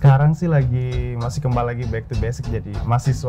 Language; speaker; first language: Indonesian; native; Indonesian